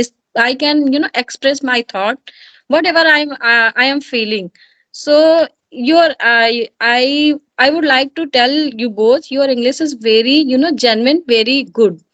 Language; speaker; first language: English; non-native, learner; Hindi